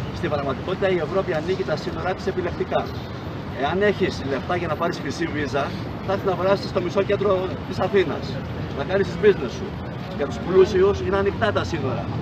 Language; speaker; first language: Greek; native; Greek